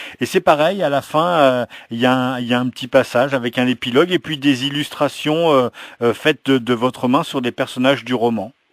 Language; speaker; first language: French; native; French